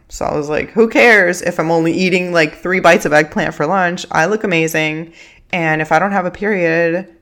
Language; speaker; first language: English; early bilingual, other home language; Spanish